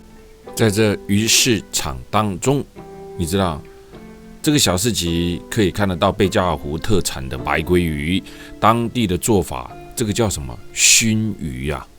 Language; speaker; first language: Chinese; native; Chinese